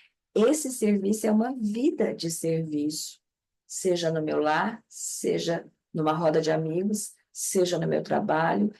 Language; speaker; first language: Portuguese; native; Portuguese